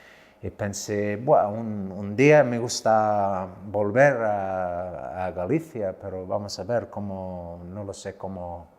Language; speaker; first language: Spanish; non-native, learner; English